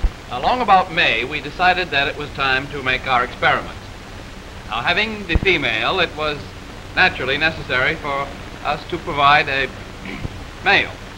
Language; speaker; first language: English; native; English